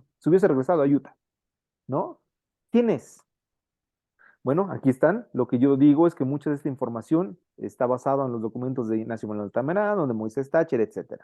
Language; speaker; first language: Spanish; native; Spanish